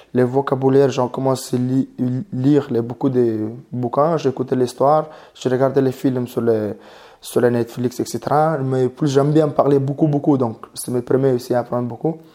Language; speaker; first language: French; non-native, fluent; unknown